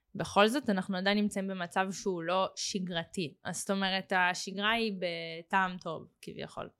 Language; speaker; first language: Hebrew; native; Hebrew